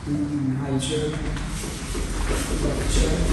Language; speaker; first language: Vietnamese; non-native, learner; Hindi